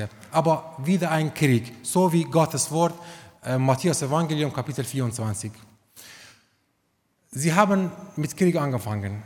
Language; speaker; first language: German; non-native, learner; Romanian